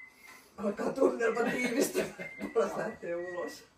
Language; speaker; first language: Finnish; native; Finnish